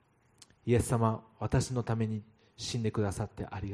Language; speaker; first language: Japanese; non-native, fluent; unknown